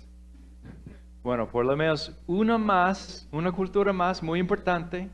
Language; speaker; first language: Spanish; non-native, fluent; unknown